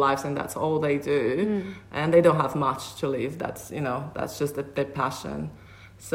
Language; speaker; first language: English; non-native, fluent; Portuguese